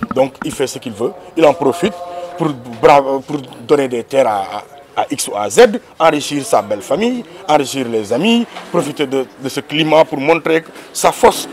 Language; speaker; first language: French; non-native, local second language; Wolof